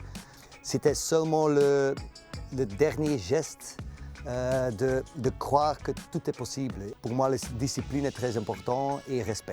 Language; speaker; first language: French; non-native, local second language; Dutch